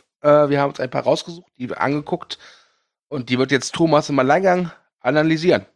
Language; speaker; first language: German; native; German